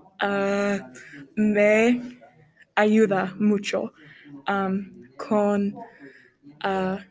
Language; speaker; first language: Spanish; non-native, learner; English